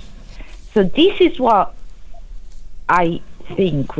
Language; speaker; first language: English; non-native, fluent; Italian